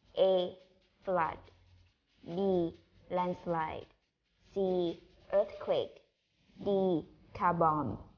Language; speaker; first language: English; non-native, fluent; Thai